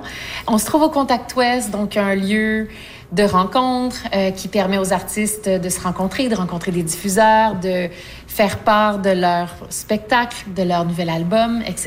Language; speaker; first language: French; native; French